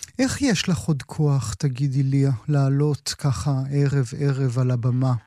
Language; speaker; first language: Hebrew; native; Hebrew